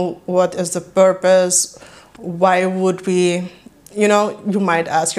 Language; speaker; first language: English; non-native, fluent; Papiamento